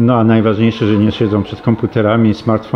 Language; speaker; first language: Polish; native; Polish